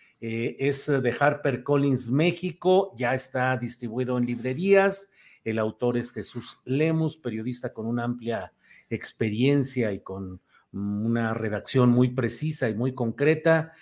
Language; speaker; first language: Spanish; native; Spanish